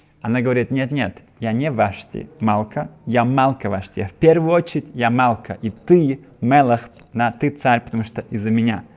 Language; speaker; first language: Russian; native; Russian